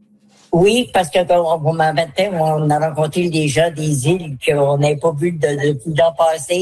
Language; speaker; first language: French; native; French